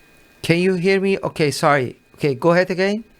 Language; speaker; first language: English; non-native, learner; Persian